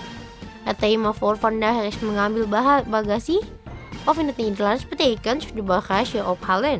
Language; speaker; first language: Dutch; non-native, fluent; Indonesian